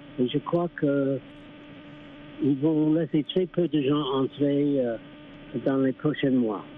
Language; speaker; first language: French; non-native, fluent; English